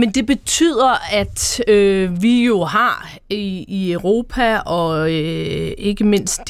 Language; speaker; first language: Danish; native; Danish